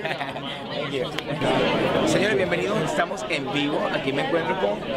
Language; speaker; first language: Spanish; native; Spanish